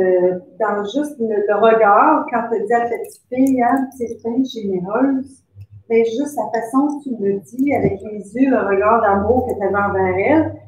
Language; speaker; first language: French; native; French